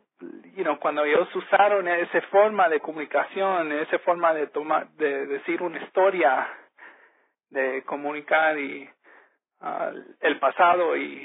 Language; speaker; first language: Spanish; early bilingual, heritage; Spanish